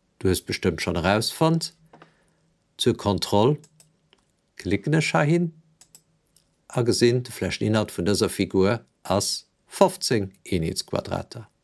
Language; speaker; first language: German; non-native, local second language; Luxembourgish